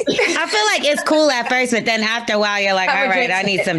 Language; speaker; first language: English; native; English